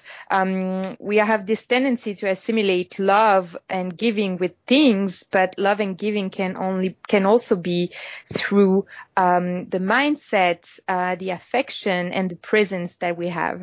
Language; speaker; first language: English; non-native, fluent; French